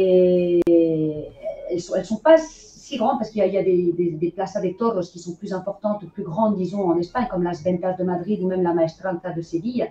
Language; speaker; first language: French; native; French